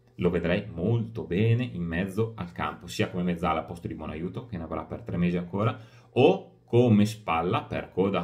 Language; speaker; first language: Italian; native; Italian